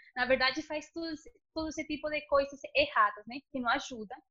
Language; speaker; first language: Portuguese; non-native, learner; Spanish